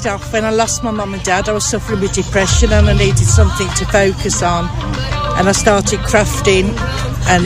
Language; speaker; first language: English; native; English